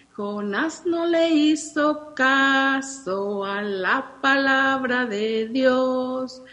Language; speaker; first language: Spanish; native; Spanish